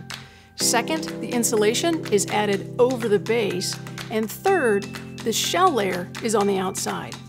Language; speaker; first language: English; native; English